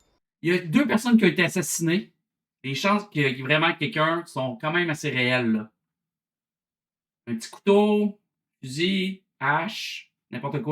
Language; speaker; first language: French; native; French